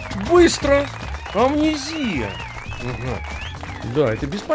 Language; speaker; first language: Russian; native; Russian